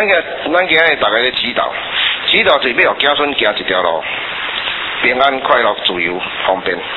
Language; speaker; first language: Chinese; non-native, local second language; Min Nan Chinese